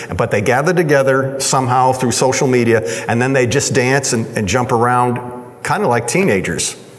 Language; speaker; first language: English; native; English